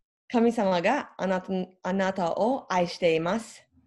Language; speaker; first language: Japanese; non-native, fluent; English